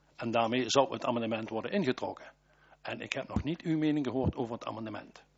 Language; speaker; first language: Dutch; native; Dutch